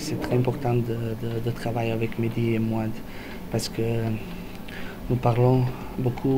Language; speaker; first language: French; non-native, learner; Serbian